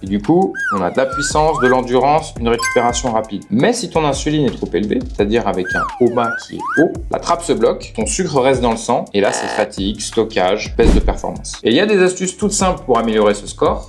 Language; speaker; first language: French; native; French